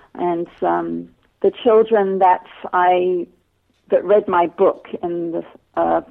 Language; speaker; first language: English; native; English